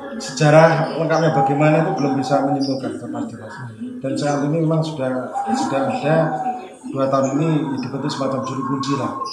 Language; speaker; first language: Indonesian; non-native, local second language; Javanese